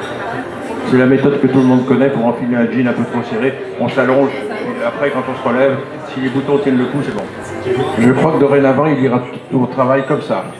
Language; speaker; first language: French; native; French